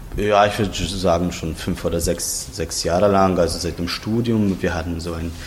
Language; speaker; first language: German; non-native, fluent; Croatian